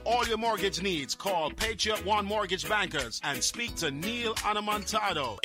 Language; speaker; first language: English; native; English